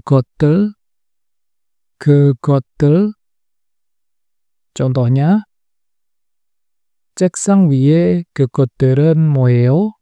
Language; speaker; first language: Korean; non-native, fluent; Indonesian